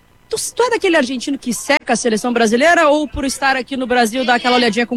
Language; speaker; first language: Portuguese; native; Portuguese